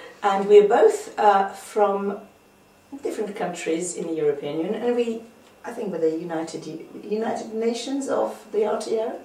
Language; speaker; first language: English; non-native, fluent; Hungarian